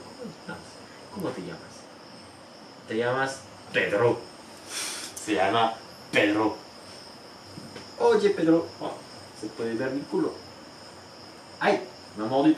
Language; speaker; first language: Spanish; non-native, learner; French